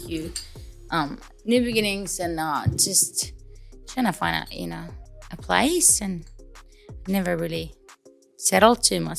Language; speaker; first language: English; non-native, fluent; Finnish